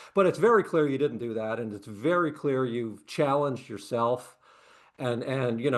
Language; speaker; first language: English; native; English